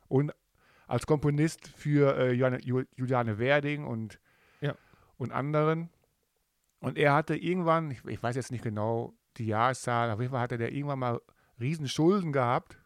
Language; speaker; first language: German; native; German